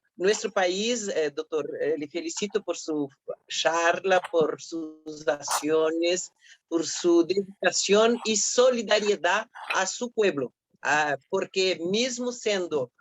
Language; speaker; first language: Spanish; non-native, fluent; Portuguese